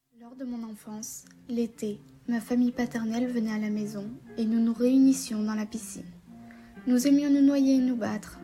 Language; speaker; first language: French; native; French